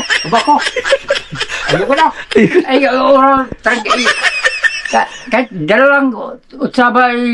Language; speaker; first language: Filipino; non-native, local second language; Bikol